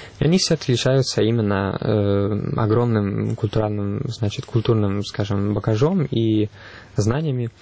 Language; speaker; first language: Russian; non-native, fluent; Italian